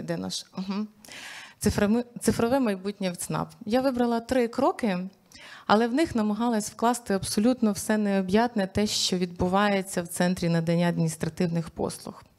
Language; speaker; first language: Ukrainian; native; Ukrainian